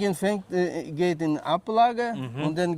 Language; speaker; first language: German; non-native, learner; Russian